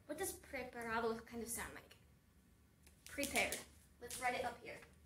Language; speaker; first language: English; native; English